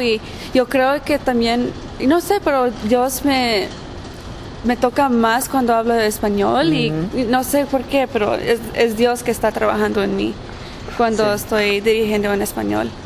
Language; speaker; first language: Spanish; early bilingual, heritage; Spanish